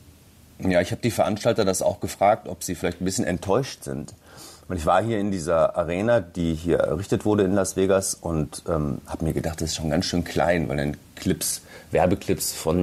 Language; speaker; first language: German; native; German